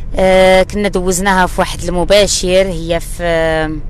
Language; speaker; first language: Arabic; non-native, local second language; Central Atlas Tamazight